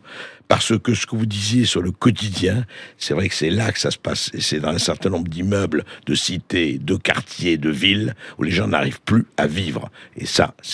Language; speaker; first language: French; native; French